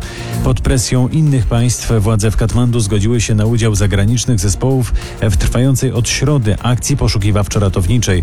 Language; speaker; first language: Polish; native; Polish